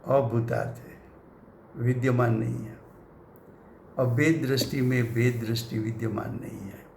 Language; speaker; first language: Hindi; non-native, local second language; Gujarati